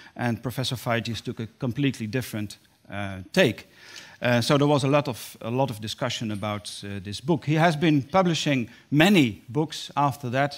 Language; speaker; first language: English; non-native, fluent; Dutch